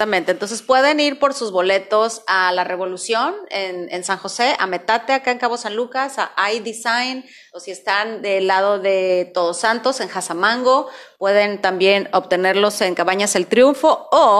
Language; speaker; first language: Spanish; native; Spanish